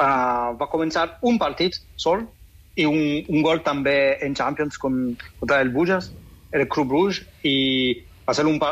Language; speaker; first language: Catalan; non-native, fluent; French